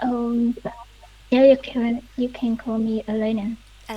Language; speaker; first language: English; non-native, learner; Vietnamese